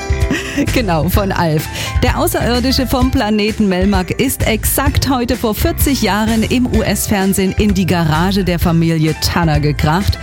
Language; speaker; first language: German; native; German